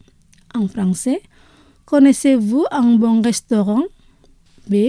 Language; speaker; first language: French; non-native, fluent; Indonesian